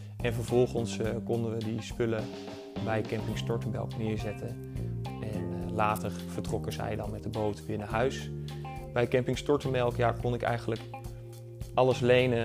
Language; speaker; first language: Dutch; native; Dutch